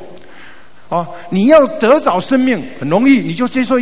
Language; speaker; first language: Chinese; native; Chinese